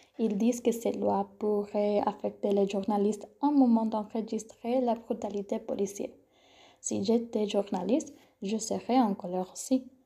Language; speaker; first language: French; non-native, learner; Spanish